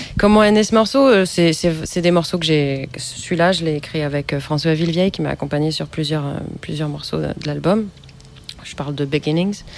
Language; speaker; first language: French; native; French